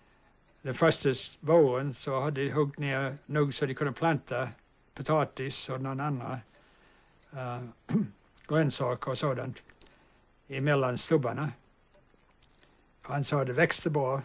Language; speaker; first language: Swedish; early bilingual, heritage; English